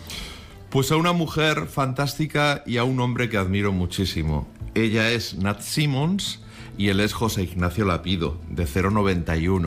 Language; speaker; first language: Spanish; native; Spanish